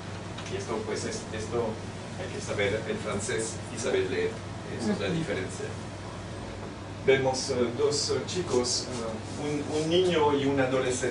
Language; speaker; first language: Spanish; non-native, fluent; French